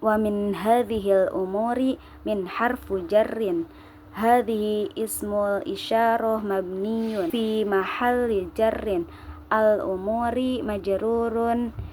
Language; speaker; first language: Arabic; non-native, learner; Indonesian